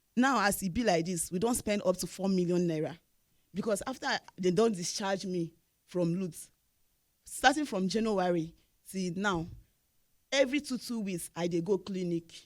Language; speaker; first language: Nigerian Pidgin; non-native, local second language; Igbo